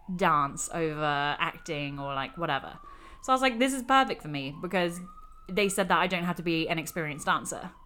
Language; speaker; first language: English; native; English